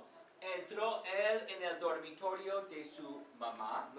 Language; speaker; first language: Spanish; non-native, fluent; English